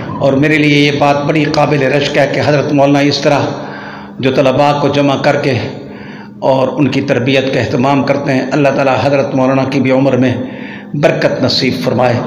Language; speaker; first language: Urdu; non-native, local second language; Saraiki